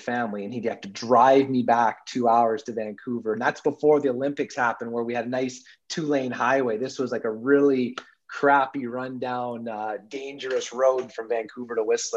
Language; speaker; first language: English; native; English